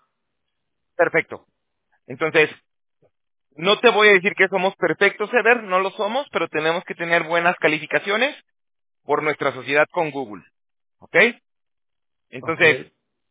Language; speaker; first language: Spanish; native; Spanish